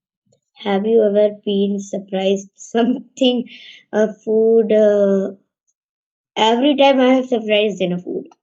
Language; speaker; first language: English; non-native, learner; Hindi